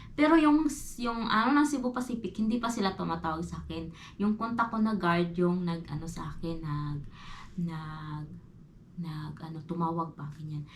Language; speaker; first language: Filipino; non-native, local second language; Cebuano